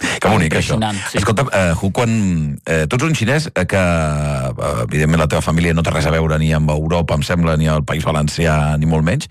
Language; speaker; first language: Catalan; native; Catalan